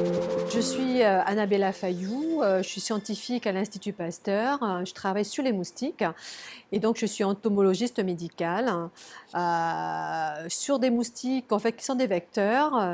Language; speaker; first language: French; native; French